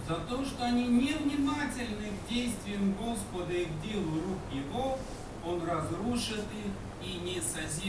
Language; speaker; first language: Polish; non-native, learner; Russian